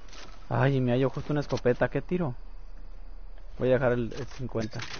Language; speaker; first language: Spanish; native; Spanish